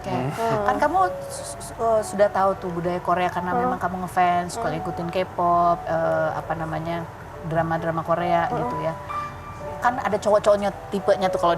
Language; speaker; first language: Indonesian; native; Indonesian